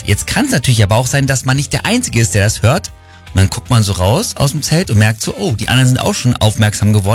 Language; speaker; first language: German; native; German